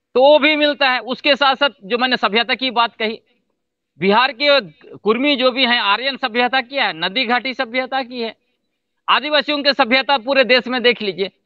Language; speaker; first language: Hindi; non-native, local second language; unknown